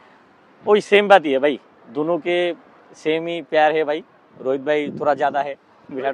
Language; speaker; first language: Hindi; non-native, learner; Bangla